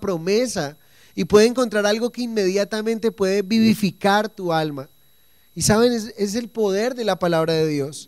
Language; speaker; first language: Spanish; native; Spanish